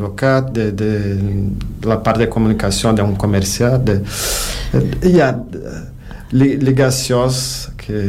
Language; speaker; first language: Catalan; non-native, learner; Portuguese